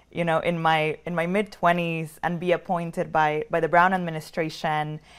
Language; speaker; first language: English; early bilingual, other home language; Spanish